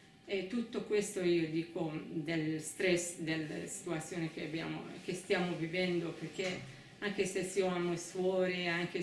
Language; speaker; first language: Italian; non-native, fluent; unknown